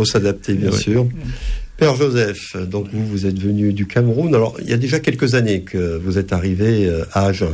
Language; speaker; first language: French; native; French